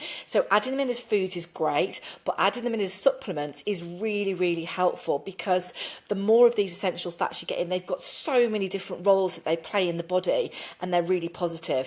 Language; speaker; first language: English; native; English